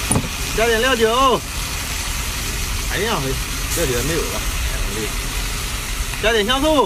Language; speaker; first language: Chinese; native; Chinese